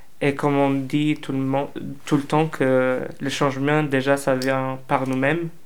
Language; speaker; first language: French; non-native, fluent; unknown